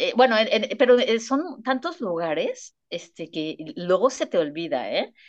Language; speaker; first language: Spanish; native; Spanish